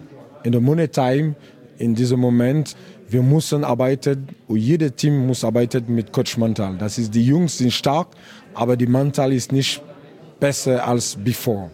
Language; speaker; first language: German; non-native, learner; French